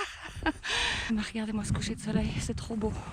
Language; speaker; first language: French; native; French